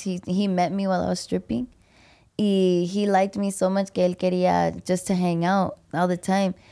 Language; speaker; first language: English; early bilingual, other home language; Spanish